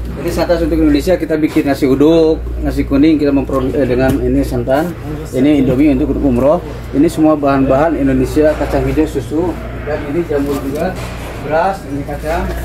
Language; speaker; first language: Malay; non-native, local second language; Sundanese